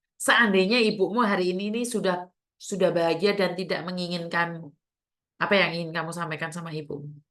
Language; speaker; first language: Indonesian; native; Indonesian